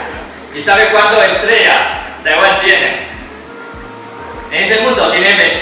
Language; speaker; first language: Spanish; non-native, fluent; Chinese